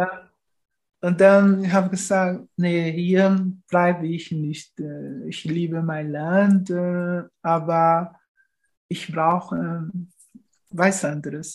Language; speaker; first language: German; non-native, fluent; Portuguese